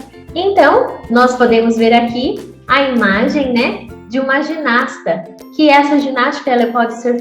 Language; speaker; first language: Portuguese; native; Portuguese